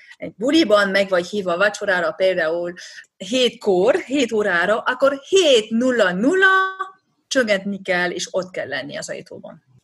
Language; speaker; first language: Hungarian; non-native, fluent; French